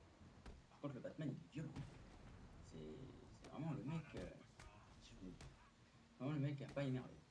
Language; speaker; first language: French; native; French